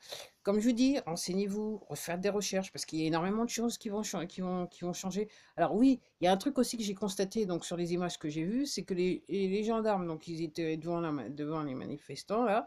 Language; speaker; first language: French; native; French